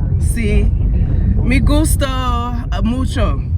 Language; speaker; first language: Spanish; non-native, learner; English